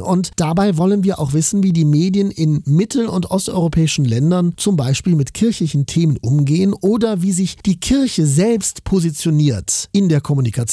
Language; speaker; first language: German; native; German